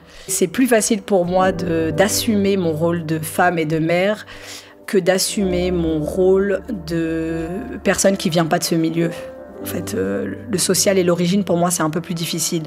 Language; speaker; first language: French; early bilingual, other home language; Arabic